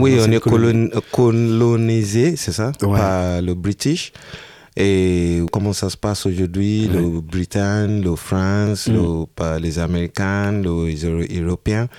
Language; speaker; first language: French; non-native, learner; Yoruba